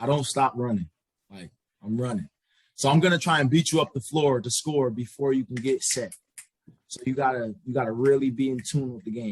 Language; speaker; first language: English; native; English